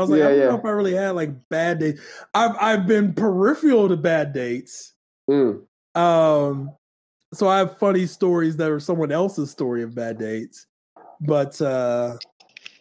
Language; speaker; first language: English; native; English